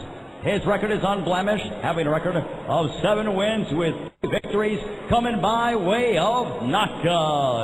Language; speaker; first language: English; native; English